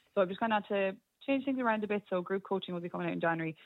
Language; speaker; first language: English; native; English